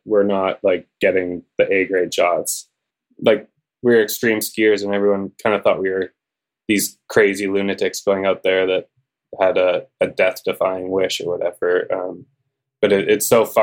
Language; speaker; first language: English; native; English